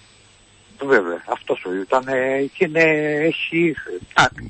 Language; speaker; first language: Greek; non-native, learner; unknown